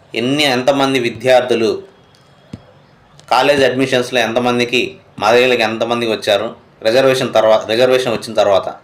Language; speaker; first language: Telugu; native; Telugu